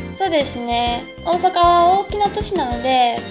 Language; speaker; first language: Japanese; non-native, fluent; Bulgarian